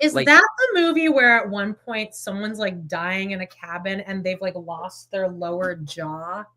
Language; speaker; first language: English; native; English